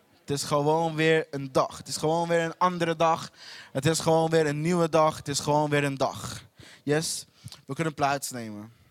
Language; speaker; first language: Dutch; non-native, fluent; Portuguese